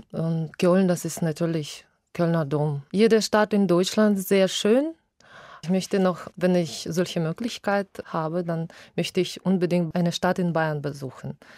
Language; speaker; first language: German; non-native, fluent; Russian